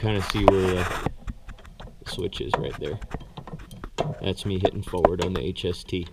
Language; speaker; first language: English; native; English